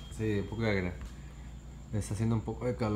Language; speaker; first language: Spanish; native; Spanish